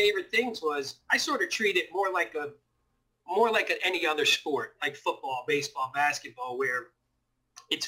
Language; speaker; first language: English; native; English